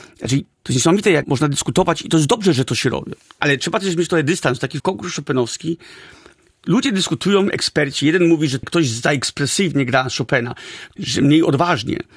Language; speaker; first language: Polish; early bilingual, heritage; Polish